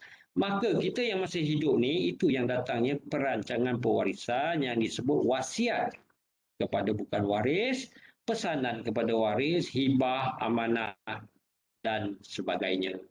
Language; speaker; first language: Malay; native; Malay